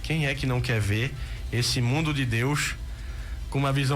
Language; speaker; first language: Portuguese; native; Portuguese